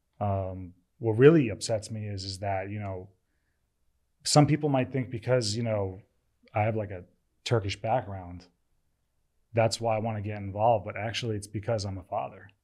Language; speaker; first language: English; early bilingual, other home language; Turkish